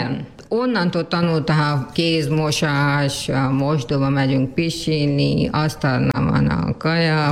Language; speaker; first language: Hungarian; non-native, learner; Urdu